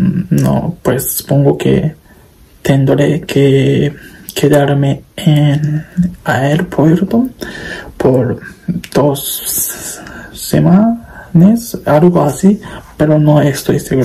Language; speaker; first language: Spanish; non-native, learner; Japanese